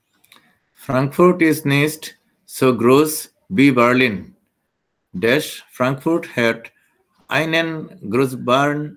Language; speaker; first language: German; non-native, learner; Bangla